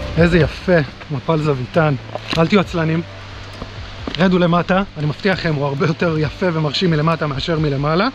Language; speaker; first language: Hebrew; native; Hebrew